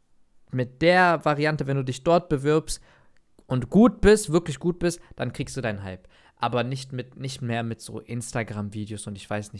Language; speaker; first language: German; native; German